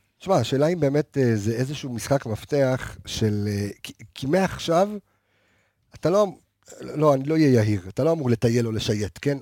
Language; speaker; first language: Hebrew; native; Hebrew